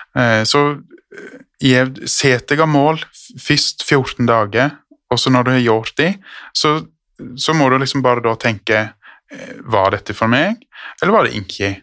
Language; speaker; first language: Norwegian; native; Norwegian